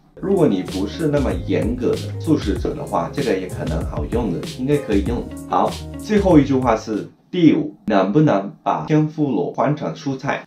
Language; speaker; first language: Chinese; non-native, fluent; Japanese